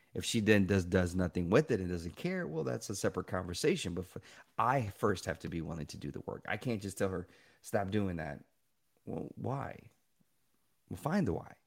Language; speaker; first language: English; native; English